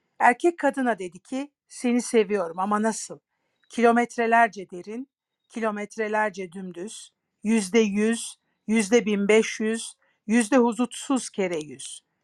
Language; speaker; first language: Turkish; native; Turkish